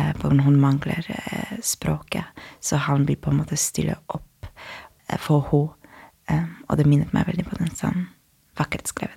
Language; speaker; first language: Norwegian; non-native, fluent; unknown